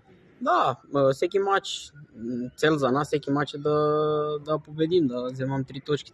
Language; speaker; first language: Bulgarian; non-native, learner; Romanian